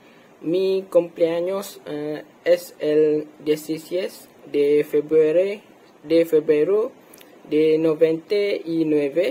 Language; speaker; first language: Spanish; non-native, learner; Malay